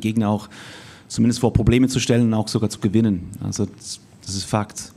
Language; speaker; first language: German; native; German